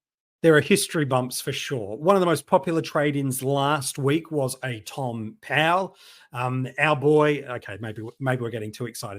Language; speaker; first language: English; native; English